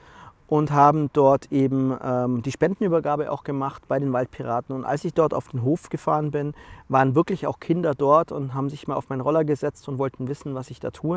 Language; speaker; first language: German; native; German